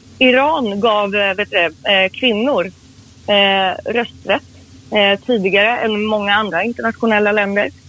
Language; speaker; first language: Swedish; early bilingual, other home language; Persian